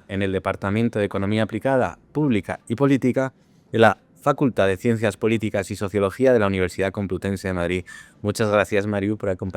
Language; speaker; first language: Spanish; native; Spanish